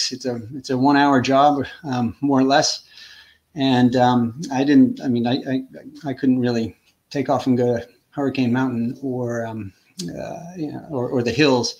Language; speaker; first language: English; native; English